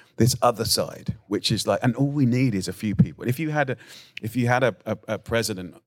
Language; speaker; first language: English; native; English